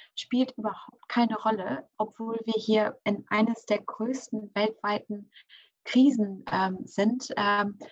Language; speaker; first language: German; early bilingual, other home language; English